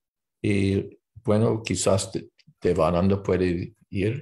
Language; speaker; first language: Spanish; non-native, fluent; English